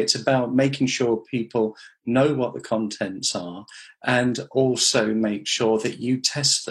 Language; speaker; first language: English; native; English